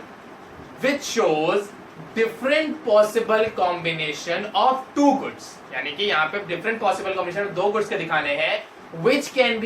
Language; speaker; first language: Hindi; native; Hindi